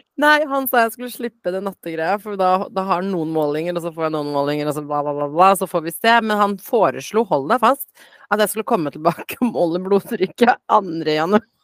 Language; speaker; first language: Norwegian; early bilingual, other home language; Bosnian